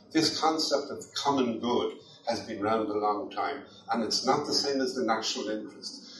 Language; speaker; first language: English; native; English